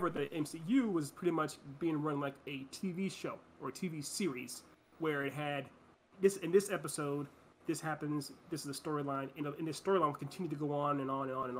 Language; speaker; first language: English; native; English